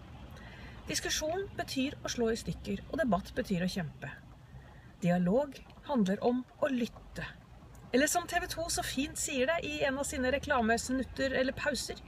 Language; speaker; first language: Norwegian; native; Norwegian